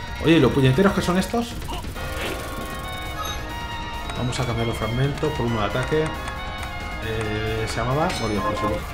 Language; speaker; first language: Spanish; native; Spanish